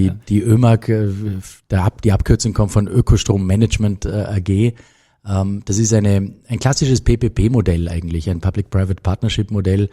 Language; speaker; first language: German; native; German